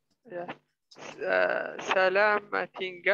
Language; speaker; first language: Indonesian; non-native, learner; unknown